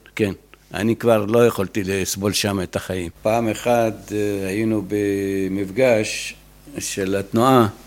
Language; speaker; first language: Hebrew; non-native, fluent; Arabic